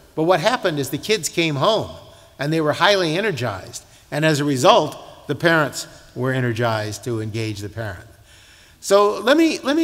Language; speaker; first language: English; native; English